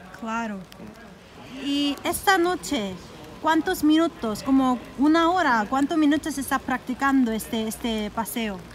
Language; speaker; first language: Spanish; non-native, learner; English